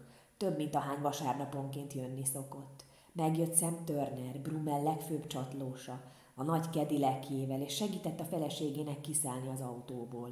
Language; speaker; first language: Hungarian; native; Hungarian